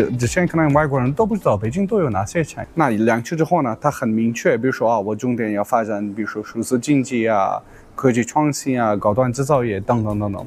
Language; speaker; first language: Chinese; non-native, fluent; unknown